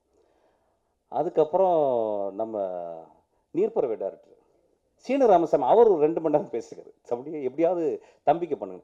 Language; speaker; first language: Tamil; native; Tamil